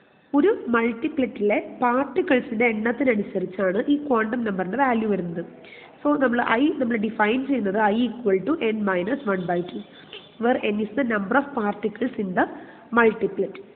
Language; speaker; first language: English; non-native, local second language; Malayalam